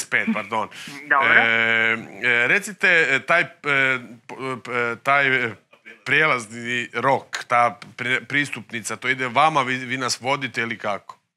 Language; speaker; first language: Croatian; native; Croatian